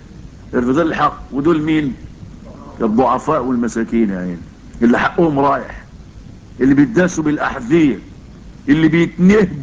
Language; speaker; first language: Arabic; native; Arabic